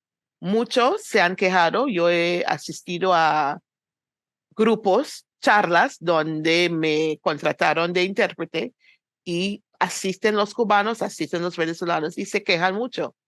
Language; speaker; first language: Spanish; non-native, fluent; English